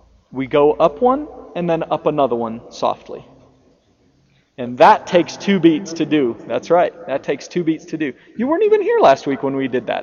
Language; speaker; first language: English; native; English